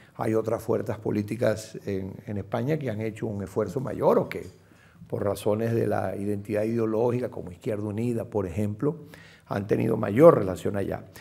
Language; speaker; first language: Spanish; native; Spanish